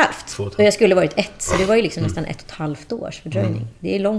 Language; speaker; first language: Swedish; native; Swedish